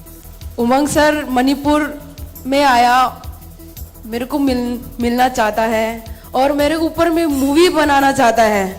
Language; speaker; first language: Hindi; non-native, local second language; Manipuri